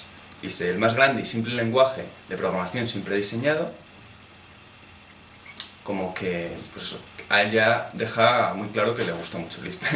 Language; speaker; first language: Spanish; native; Spanish